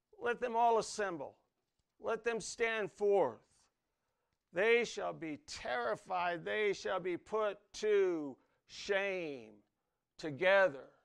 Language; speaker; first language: English; native; English